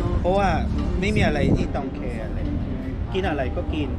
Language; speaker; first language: Thai; non-native, fluent; Korean